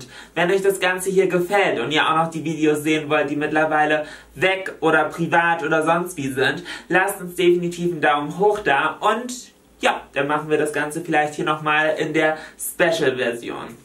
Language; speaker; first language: German; native; German